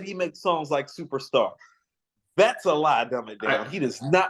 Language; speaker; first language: English; native; English